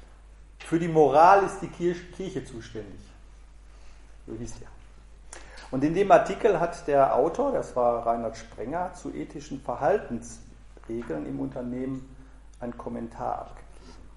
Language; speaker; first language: German; native; German